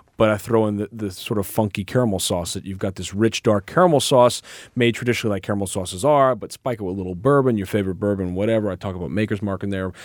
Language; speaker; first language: English; native; English